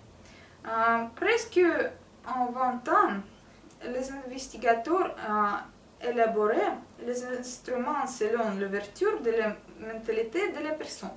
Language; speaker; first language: French; non-native, learner; Russian